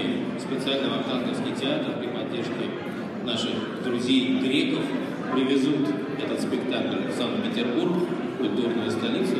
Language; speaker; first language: Russian; native; Russian